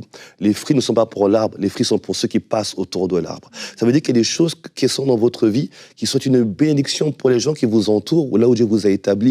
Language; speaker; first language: French; native; French